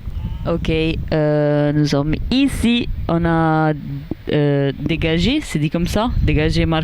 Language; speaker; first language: French; non-native, learner; Italian